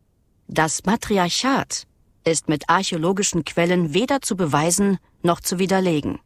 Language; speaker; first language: German; native; German